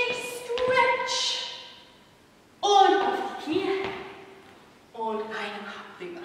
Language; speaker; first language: German; non-native, fluent; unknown